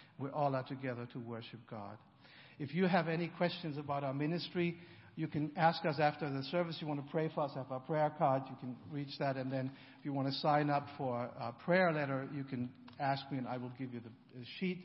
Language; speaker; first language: English; non-native, fluent; German